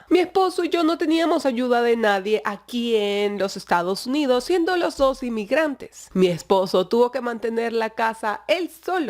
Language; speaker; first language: Spanish; native; Spanish